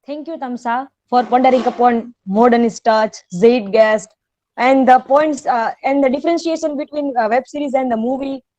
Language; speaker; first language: English; non-native, local second language; Gujarati